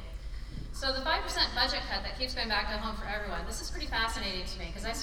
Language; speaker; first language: English; native; English